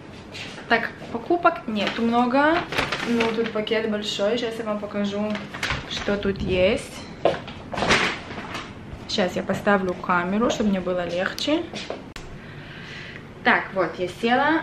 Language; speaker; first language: Russian; early bilingual, other home language; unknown